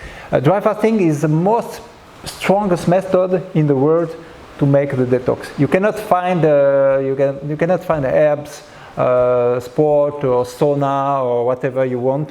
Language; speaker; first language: English; non-native, learner; French